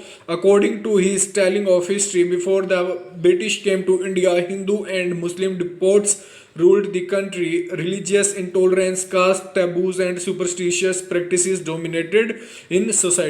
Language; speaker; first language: English; non-native, local second language; Hindi